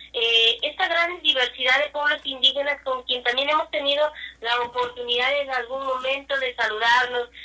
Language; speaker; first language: Spanish; non-native, local second language; Nahuatl languages